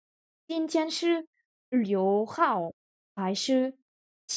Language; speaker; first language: Chinese; non-native, learner; French